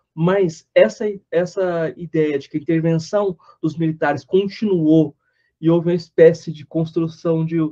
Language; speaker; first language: Portuguese; native; Portuguese